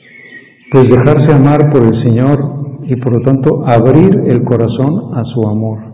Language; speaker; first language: Spanish; native; Spanish